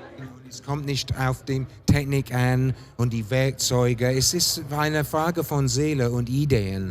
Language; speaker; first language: German; non-native, fluent; English